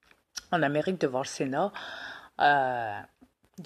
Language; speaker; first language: French; native; French